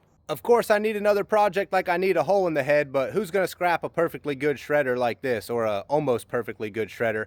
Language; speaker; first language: English; native; English